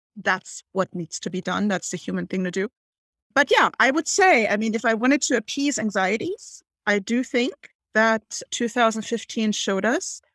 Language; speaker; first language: English; non-native, fluent; German